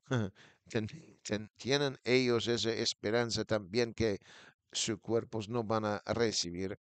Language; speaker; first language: Spanish; non-native, fluent; English